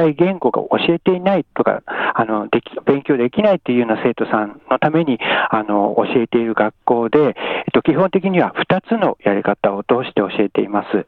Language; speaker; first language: Japanese; native; Japanese